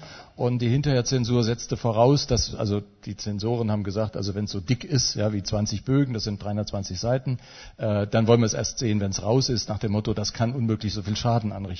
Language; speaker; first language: German; native; German